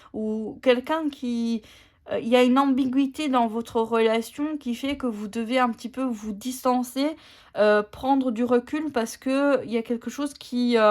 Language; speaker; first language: French; native; French